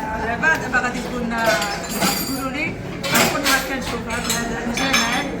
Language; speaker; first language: Arabic; native; Arabic